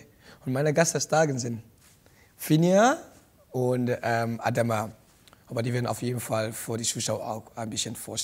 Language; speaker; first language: German; non-native, learner; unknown